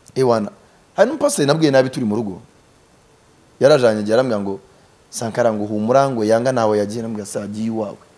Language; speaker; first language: Kinyarwanda; early bilingual, heritage; Kinyarwanda